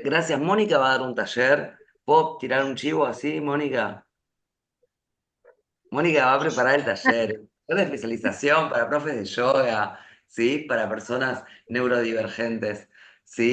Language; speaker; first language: Spanish; native; Spanish